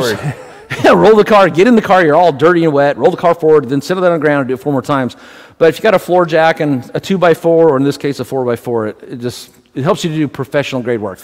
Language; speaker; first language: English; native; English